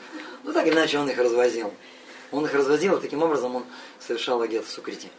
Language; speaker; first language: Russian; native; Russian